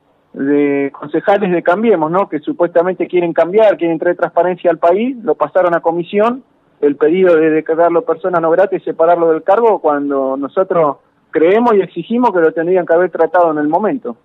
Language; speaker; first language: Spanish; native; Spanish